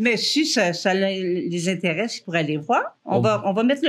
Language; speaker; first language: French; native; French